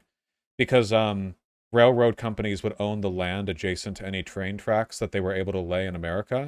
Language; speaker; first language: English; native; English